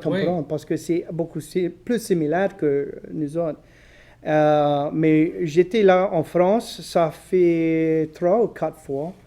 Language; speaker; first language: French; non-native, local second language; English